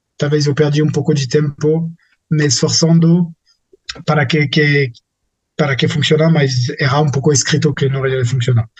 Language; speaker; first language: Portuguese; non-native, fluent; French